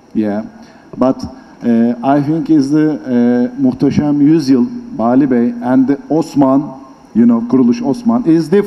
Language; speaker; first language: English; non-native, learner; Turkish